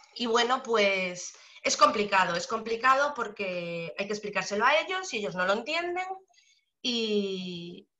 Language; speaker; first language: Spanish; native; Spanish